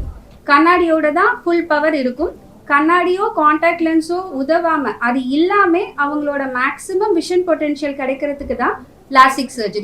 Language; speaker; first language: Tamil; native; Tamil